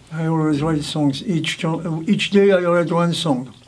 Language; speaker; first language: English; non-native, fluent; French